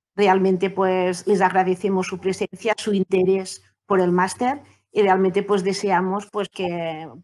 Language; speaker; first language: Spanish; non-native, local second language; Catalan